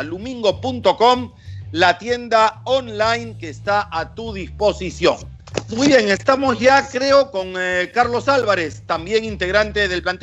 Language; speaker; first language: Spanish; native; Spanish